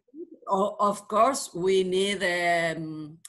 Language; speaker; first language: English; non-native, learner; Spanish